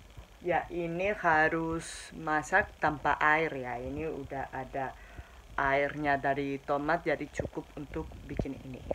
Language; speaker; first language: Indonesian; non-native, fluent; Spanish